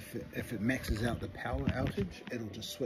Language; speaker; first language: English; native; English